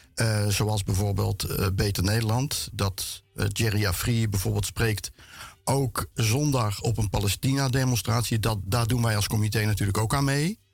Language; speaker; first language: Dutch; native; Dutch